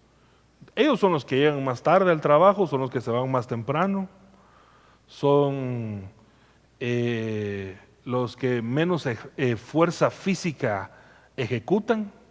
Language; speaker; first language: Spanish; native; Spanish